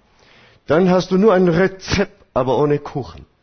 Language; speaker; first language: German; non-native, fluent; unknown